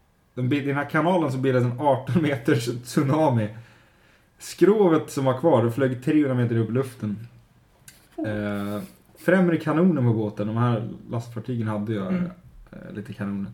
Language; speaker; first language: Swedish; native; Swedish